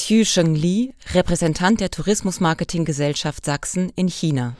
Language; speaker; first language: German; native; German